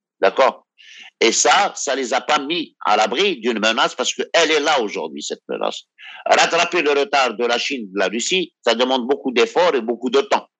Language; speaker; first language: French; non-native, local second language; Arabic